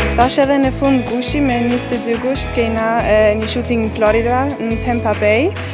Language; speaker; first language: Albanian; early bilingual, heritage; Albanian